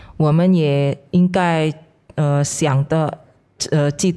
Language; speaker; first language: Chinese; non-native, fluent; Indonesian